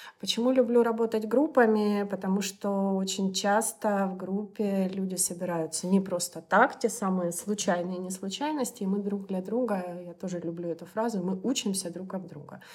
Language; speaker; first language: Russian; native; Russian